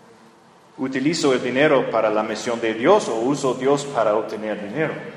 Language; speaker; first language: Spanish; non-native, fluent; English